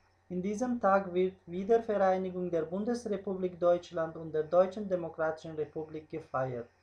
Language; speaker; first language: German; non-native, fluent; Uzbek